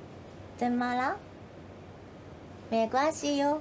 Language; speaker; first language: Chinese; non-native, learner; Japanese